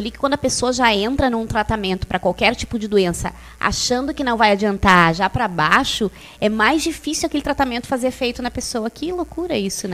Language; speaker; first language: Portuguese; native; Portuguese